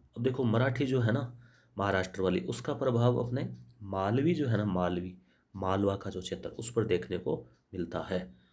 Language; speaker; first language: Hindi; native; Hindi